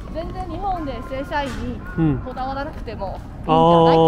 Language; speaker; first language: Japanese; non-native, fluent; Chinese